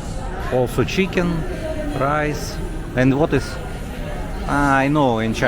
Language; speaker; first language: English; non-native, learner; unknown